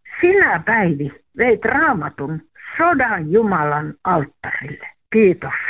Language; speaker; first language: Finnish; native; Finnish